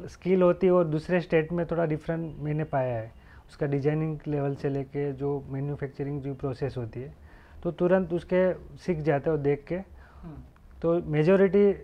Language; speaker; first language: Hindi; non-native, local second language; Gujarati